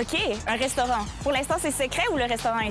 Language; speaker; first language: French; native; French